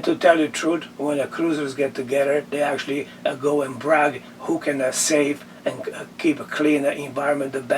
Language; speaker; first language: English; non-native, fluent; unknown